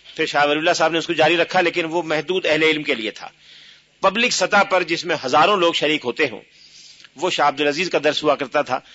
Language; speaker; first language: Urdu; native; Urdu